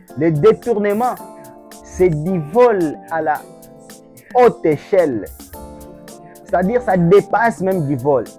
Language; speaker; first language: French; non-native, local second language; Swahili